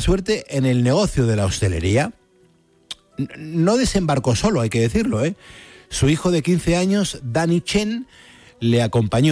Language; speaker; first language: Spanish; native; Spanish